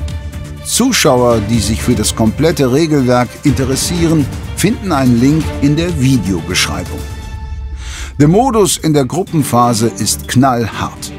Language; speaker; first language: German; native; German